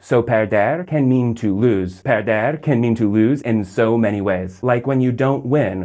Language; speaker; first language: English; native; English